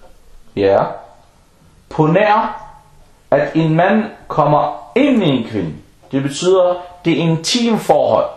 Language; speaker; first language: Danish; non-native, local second language; Arabic